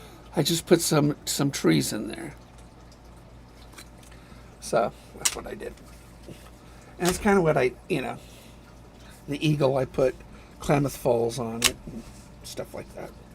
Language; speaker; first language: English; native; English